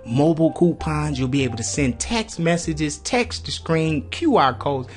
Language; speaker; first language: English; native; English